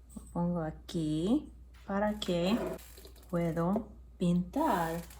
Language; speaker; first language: Spanish; non-native, learner; English